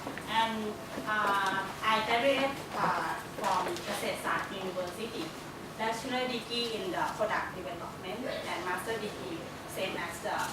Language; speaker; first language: English; non-native, learner; Thai